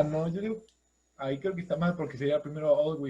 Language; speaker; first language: Spanish; native; Spanish